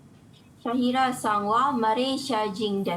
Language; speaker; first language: Japanese; non-native, learner; Malay